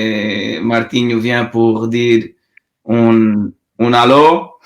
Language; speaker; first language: French; non-native, learner; Portuguese